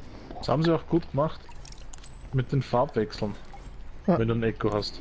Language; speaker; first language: German; native; German